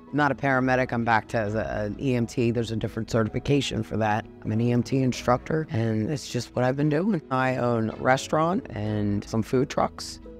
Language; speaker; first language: English; native; English